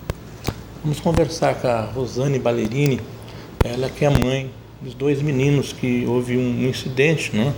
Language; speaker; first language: Portuguese; native; Portuguese